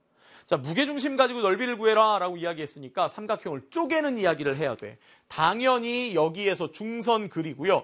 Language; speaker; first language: Korean; native; Korean